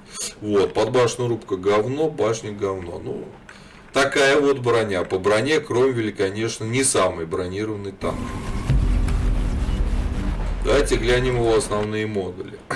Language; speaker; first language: Russian; native; Russian